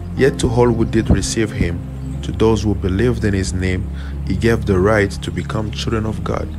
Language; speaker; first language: English; non-native, fluent; French